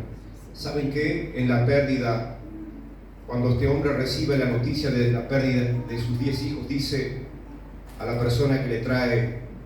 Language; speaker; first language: Spanish; native; Spanish